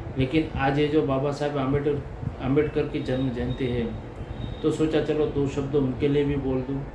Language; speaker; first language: Hindi; non-native, local second language; Gujarati